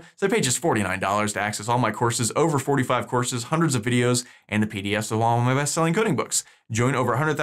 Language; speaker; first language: English; native; English